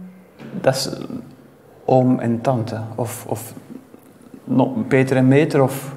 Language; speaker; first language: Dutch; native; Dutch